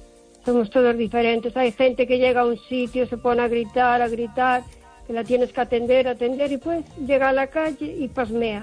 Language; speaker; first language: Spanish; native; Spanish